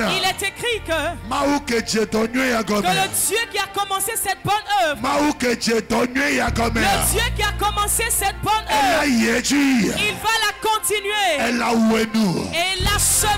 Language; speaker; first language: French; non-native, local second language; Ewe